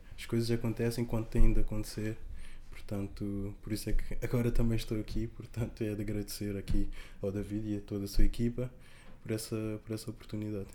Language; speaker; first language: Portuguese; non-native, local second language; Kabuverdianu